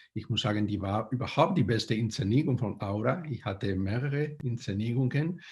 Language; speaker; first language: German; non-native, fluent; Spanish